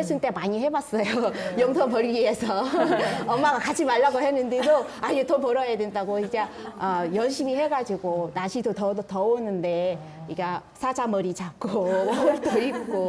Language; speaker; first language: Korean; non-native, fluent; Vietnamese